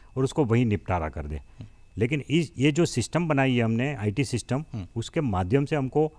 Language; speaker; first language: Hindi; non-native, local second language; Gujarati